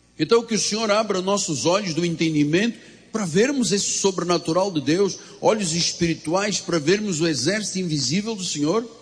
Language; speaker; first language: Portuguese; native; Portuguese